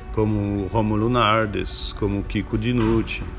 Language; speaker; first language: Portuguese; non-native, fluent; French